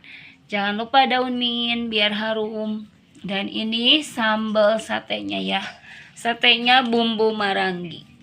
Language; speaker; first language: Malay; non-native, local second language; Sundanese